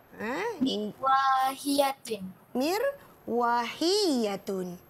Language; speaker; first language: Arabic; non-native, fluent; Malay